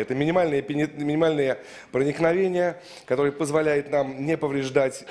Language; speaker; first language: Russian; native; Russian